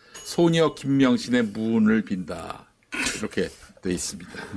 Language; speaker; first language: Korean; native; Korean